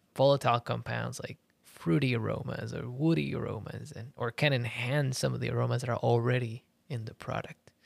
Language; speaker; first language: English; early bilingual, other home language; Spanish